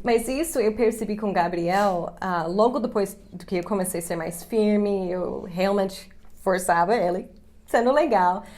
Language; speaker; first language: Portuguese; non-native, fluent; English